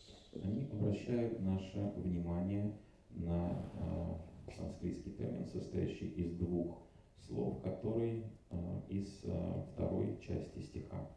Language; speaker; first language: Russian; native; Russian